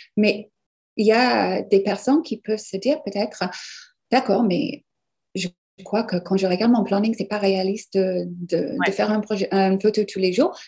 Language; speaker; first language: French; non-native, fluent; English